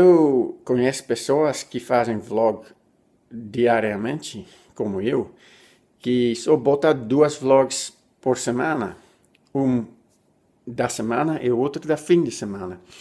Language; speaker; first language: Portuguese; non-native, learner; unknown